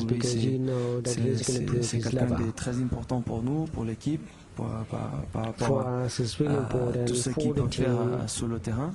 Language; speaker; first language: French; non-native, fluent; Portuguese